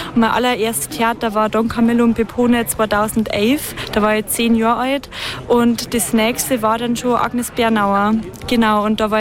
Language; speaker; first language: German; native; German